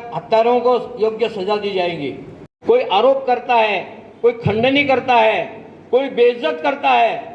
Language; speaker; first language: Hindi; non-native, local second language; Marathi